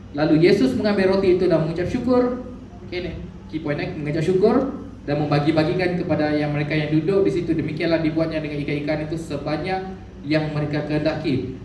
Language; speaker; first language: Malay; non-native, local second language; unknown